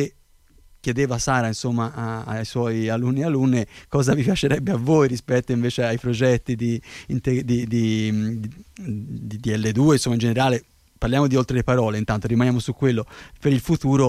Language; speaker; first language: Italian; native; Italian